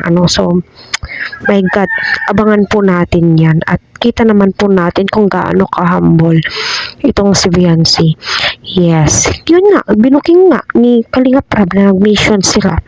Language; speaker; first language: Filipino; native; Filipino